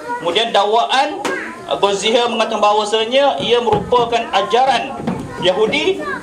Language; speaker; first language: Malay; native; Malay